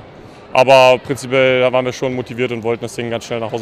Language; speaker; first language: German; native; German